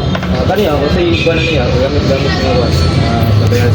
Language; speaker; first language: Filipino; non-native, local second language; Cebuano